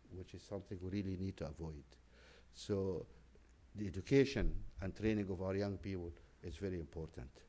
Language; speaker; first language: English; non-native, fluent; Arabic